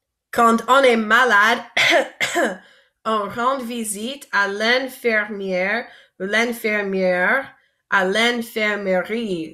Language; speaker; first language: French; non-native, fluent; English